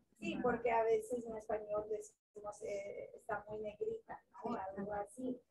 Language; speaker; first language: Spanish; non-native, fluent; English